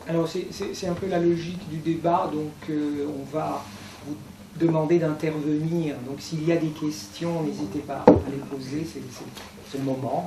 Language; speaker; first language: French; native; French